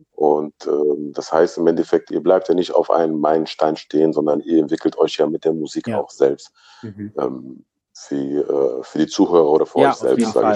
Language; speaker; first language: German; native; German